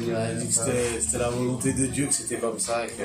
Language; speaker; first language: French; non-native, local second language; Arabic